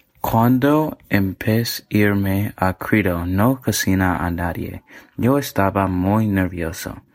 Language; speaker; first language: Spanish; non-native, learner; English